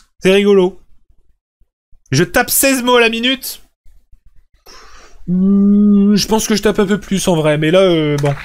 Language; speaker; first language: French; native; French